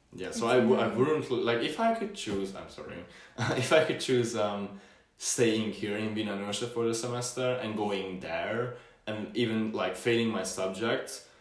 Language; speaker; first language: English; non-native, fluent; Hungarian